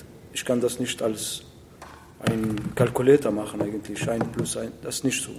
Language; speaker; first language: German; non-native, learner; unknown